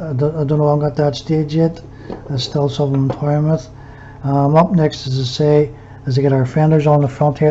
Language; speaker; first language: English; native; English